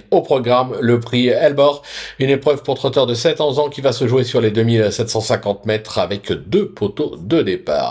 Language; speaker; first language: French; native; French